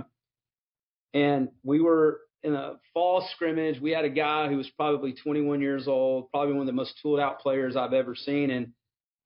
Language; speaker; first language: English; native; English